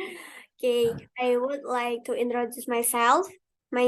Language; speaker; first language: English; non-native, learner; Indonesian